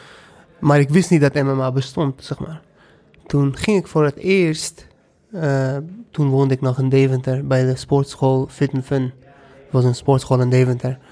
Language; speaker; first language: Dutch; non-native, fluent; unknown